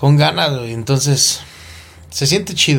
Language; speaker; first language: Spanish; native; Spanish